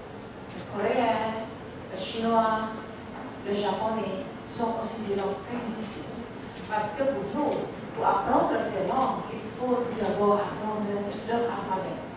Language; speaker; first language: French; non-native, fluent; Indonesian